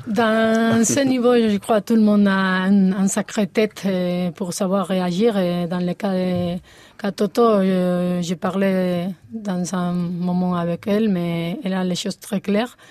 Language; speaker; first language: French; non-native, fluent; Spanish